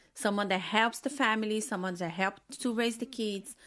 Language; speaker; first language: English; non-native, fluent; Portuguese